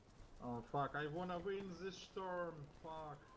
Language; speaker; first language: English; non-native, learner; Russian